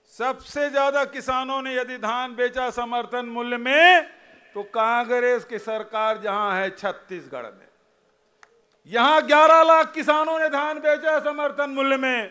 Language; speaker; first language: Hindi; native; Hindi